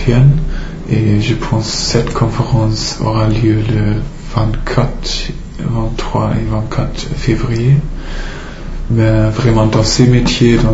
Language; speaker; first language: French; non-native, fluent; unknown